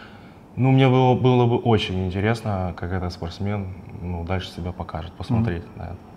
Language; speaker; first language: Russian; native; Russian